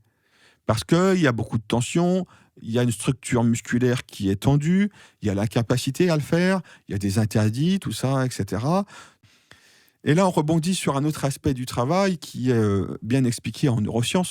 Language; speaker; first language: French; native; French